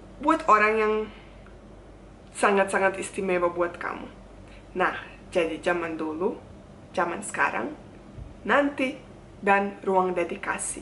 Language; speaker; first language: Indonesian; non-native, fluent; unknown